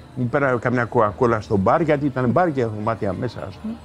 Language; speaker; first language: Greek; native; Greek